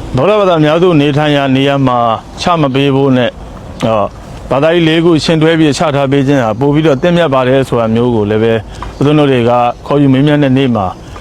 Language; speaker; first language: Burmese; native; Burmese